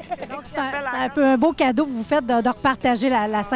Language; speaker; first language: French; native; French